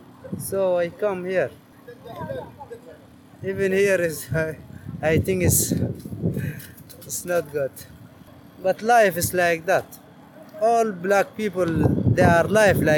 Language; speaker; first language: English; non-native, learner; Arabic